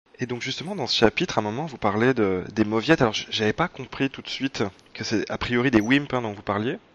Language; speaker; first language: French; native; French